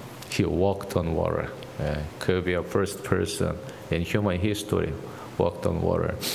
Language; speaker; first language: English; non-native, fluent; Korean